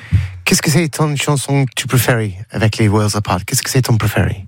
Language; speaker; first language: French; non-native, learner; English